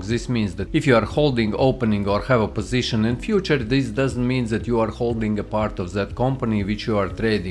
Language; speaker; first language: English; non-native, fluent; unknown